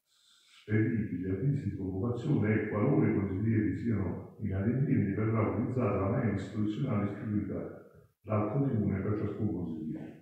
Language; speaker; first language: Italian; native; Italian